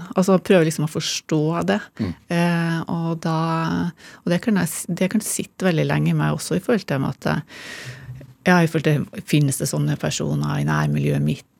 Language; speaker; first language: Norwegian; native; Norwegian